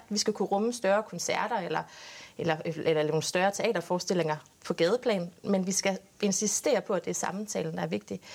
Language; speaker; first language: Danish; native; Danish